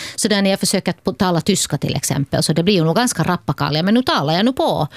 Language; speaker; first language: Swedish; native; Swedish